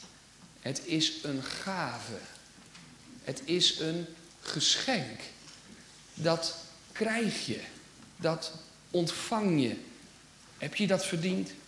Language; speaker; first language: Dutch; native; Dutch